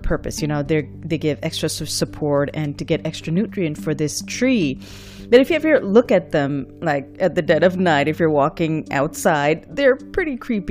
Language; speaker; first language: English; non-native, local second language; Urdu